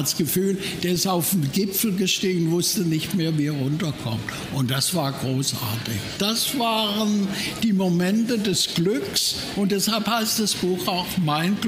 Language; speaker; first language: German; native; German